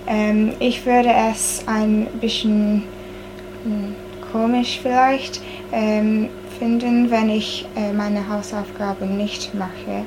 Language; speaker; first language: German; non-native, learner; English